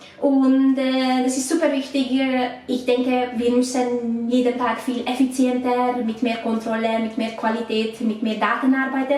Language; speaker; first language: German; non-native, learner; Hungarian